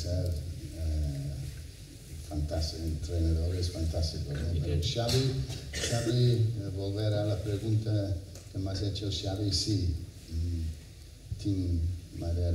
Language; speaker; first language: Spanish; non-native, fluent; English